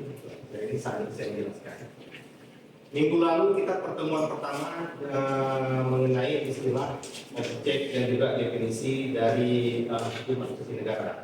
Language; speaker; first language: Indonesian; native; Indonesian